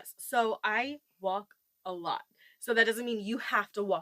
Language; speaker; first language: English; native; English